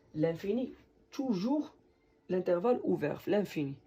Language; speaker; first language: French; non-native, local second language; Arabic